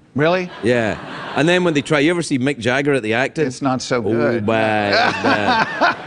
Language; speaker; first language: English; native; English